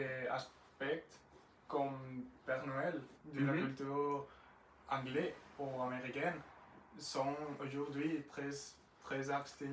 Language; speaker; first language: French; non-native, learner; Spanish